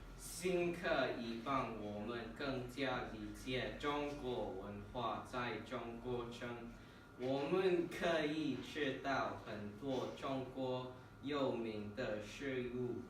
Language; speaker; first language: Chinese; non-native, learner; English